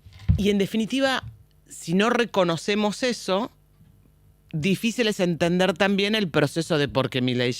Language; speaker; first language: Spanish; native; Spanish